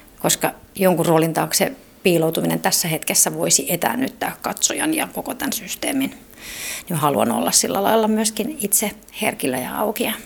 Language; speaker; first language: Finnish; native; Finnish